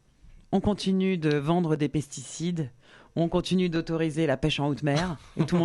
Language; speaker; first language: French; native; French